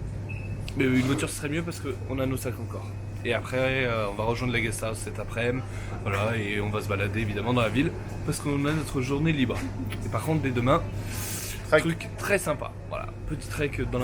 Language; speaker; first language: French; native; French